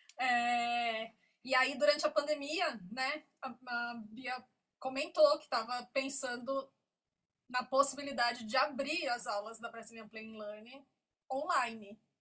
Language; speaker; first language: Portuguese; native; Portuguese